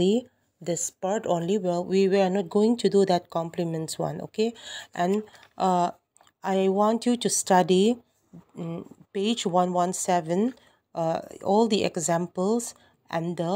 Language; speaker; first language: English; non-native, local second language; Mizo